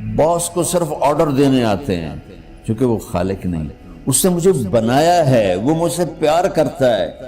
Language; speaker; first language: Urdu; non-native, local second language; Punjabi